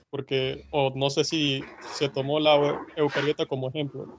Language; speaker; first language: Spanish; native; Spanish